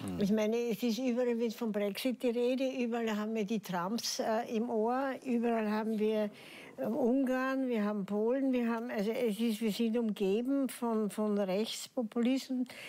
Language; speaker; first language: German; native; German